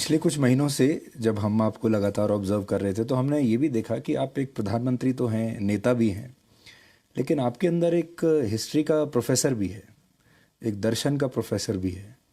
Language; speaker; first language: Hindi; native; Hindi